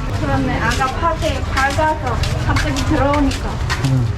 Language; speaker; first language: Korean; non-native, learner; Khmer